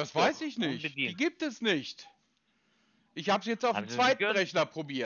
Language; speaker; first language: German; native; German